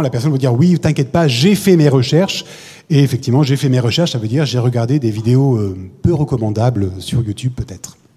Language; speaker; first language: French; native; French